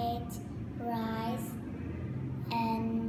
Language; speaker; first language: English; non-native, learner; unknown